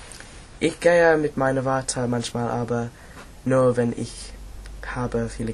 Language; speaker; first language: German; non-native, learner; English